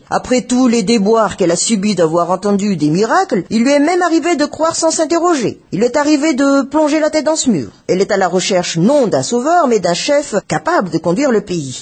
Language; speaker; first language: French; non-native, local second language; Malagasy